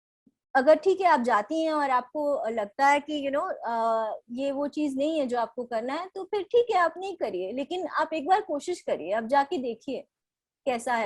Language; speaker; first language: Hindi; native; Hindi